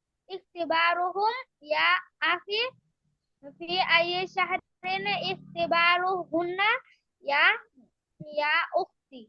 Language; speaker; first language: Arabic; non-native, learner; Bangla